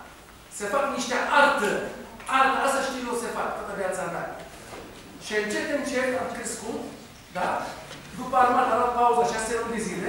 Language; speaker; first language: Romanian; non-native, learner; Hebrew